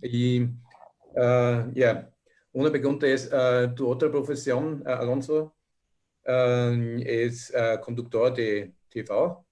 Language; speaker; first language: Spanish; non-native, learner; German